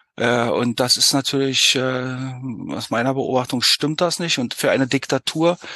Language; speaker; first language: German; native; German